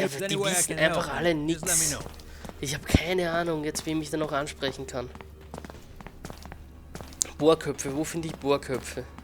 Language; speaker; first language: German; native; German